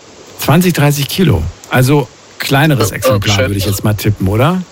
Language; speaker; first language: German; native; German